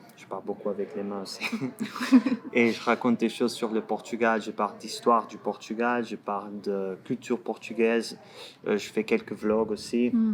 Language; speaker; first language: French; non-native, fluent; Portuguese